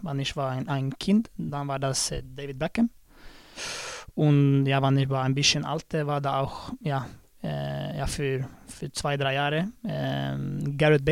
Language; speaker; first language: German; non-native, learner; Swedish